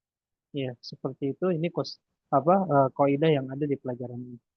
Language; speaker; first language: Indonesian; native; Indonesian